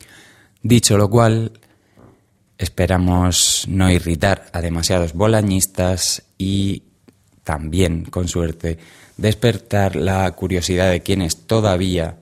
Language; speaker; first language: Spanish; native; Spanish